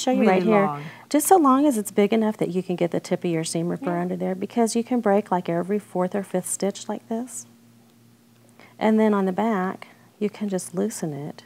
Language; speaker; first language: English; native; English